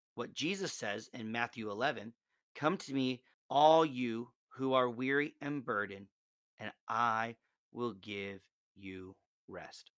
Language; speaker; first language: English; native; English